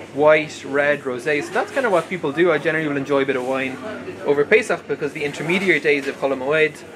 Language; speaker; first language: English; native; English